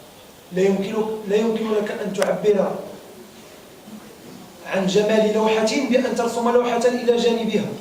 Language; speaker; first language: Arabic; native; Arabic